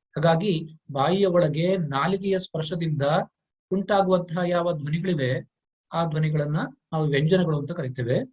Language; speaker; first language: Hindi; non-native, local second language; Kannada